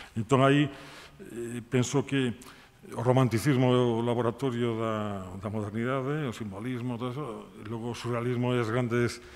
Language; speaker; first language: Spanish; non-native, local second language; Galician